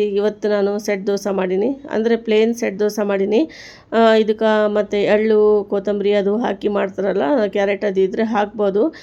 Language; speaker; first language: Kannada; non-native, local second language; Urdu